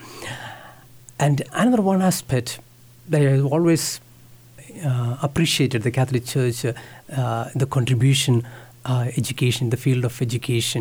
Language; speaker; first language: English; non-native, local second language; Malayalam